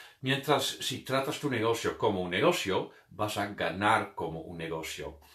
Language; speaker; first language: Spanish; non-native, fluent; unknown